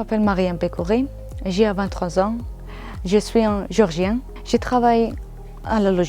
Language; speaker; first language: French; non-native, learner; Georgian